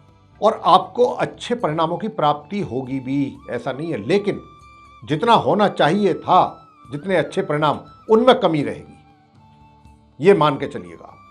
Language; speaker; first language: Hindi; native; Hindi